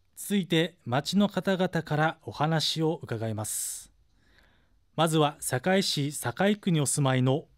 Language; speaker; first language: Japanese; native; Japanese